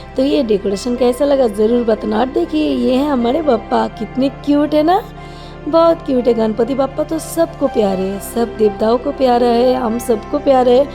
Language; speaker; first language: Hindi; non-native, local second language; Bangla